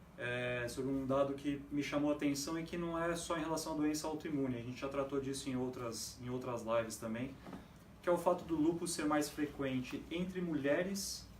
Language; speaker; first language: Portuguese; native; Portuguese